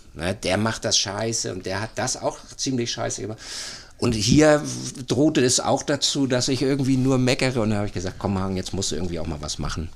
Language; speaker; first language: German; native; German